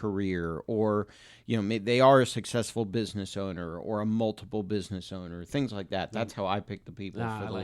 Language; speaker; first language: English; native; English